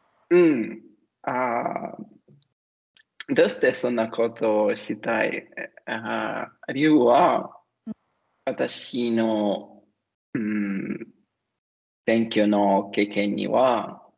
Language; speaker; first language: Japanese; non-native, learner; Italian